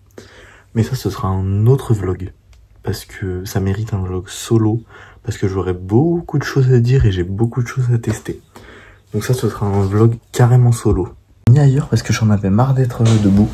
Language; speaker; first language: French; native; French